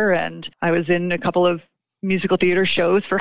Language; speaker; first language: English; native; English